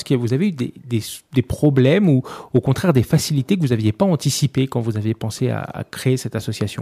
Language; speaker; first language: French; native; French